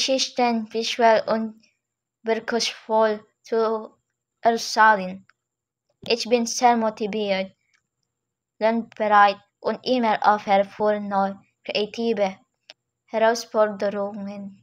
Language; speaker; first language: German; non-native, learner; Filipino